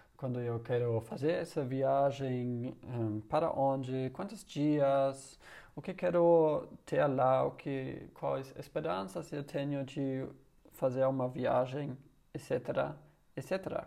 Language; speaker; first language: Portuguese; non-native, learner; German